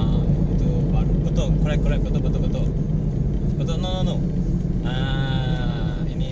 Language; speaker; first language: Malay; non-native, local second language; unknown